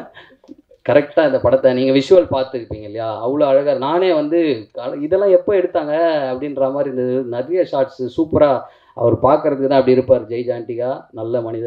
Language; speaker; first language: Tamil; native; Tamil